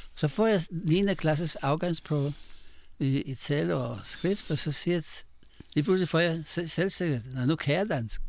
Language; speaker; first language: Danish; non-native, fluent; Polish